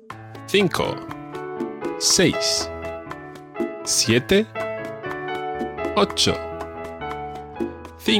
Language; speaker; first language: Spanish; non-native, fluent; English